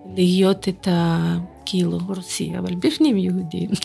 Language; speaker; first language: Hebrew; non-native, fluent; Russian